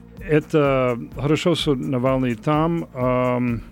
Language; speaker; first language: Russian; non-native, learner; English